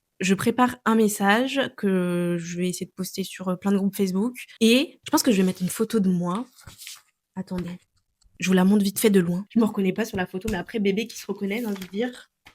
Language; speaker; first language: French; native; French